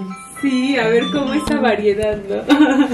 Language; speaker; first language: Spanish; native; Spanish